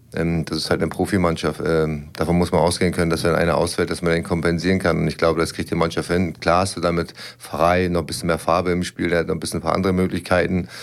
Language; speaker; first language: German; native; German